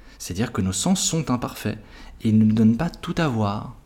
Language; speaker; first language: French; native; French